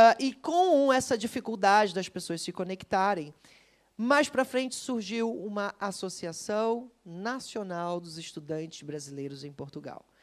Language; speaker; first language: Portuguese; native; Portuguese